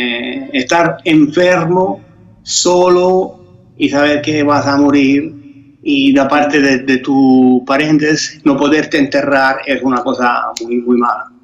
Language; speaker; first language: Spanish; non-native, fluent; Italian